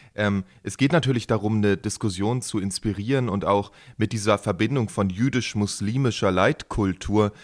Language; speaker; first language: German; native; German